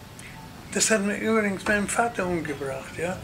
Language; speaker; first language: German; native; German